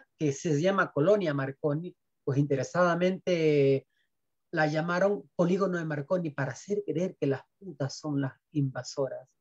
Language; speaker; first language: Spanish; native; Spanish